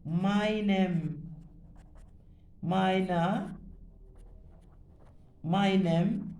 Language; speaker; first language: German; non-native, fluent; Turkish